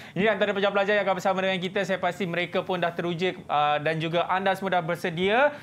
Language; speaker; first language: Malay; native; Malay